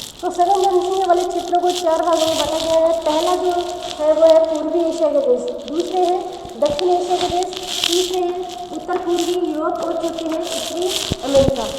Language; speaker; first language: Hindi; native; Hindi